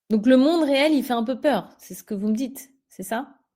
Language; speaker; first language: French; native; French